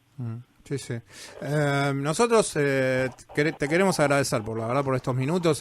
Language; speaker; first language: Spanish; native; Spanish